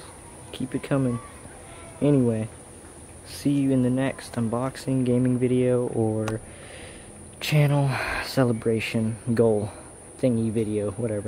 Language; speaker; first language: English; native; English